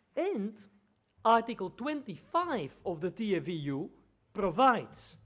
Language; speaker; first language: English; non-native, fluent; Dutch